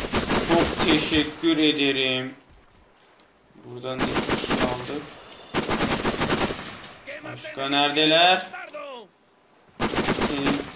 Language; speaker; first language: Turkish; native; Turkish